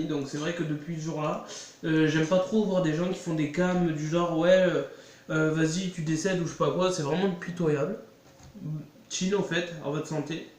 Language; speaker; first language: French; native; French